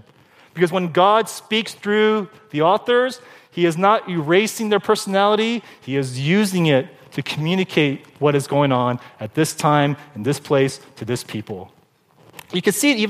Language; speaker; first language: English; native; English